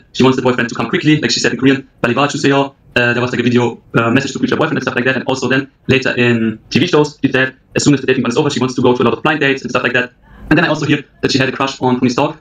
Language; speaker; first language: English; early bilingual, other home language; German